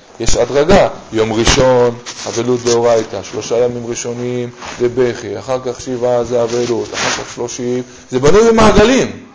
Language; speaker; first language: Hebrew; native; Hebrew